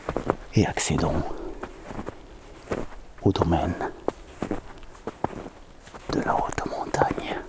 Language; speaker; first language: French; native; French